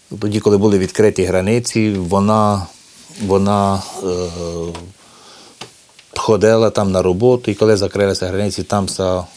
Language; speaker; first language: Ukrainian; early bilingual, heritage; Ukrainian